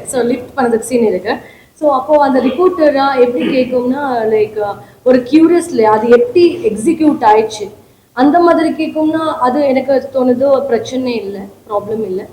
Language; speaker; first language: Tamil; non-native, learner; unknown